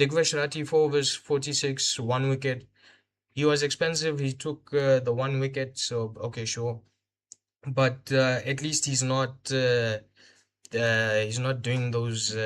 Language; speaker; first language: English; non-native, local second language; Hindi